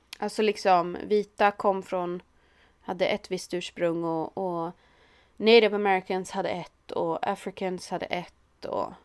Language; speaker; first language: Swedish; native; Swedish